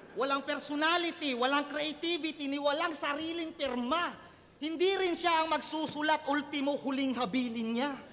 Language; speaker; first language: Filipino; non-native, local second language; Cebuano